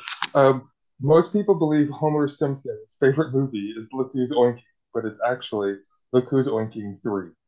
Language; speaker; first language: English; native; English